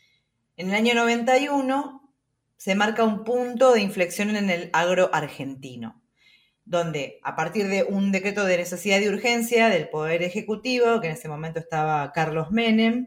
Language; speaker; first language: Spanish; native; Spanish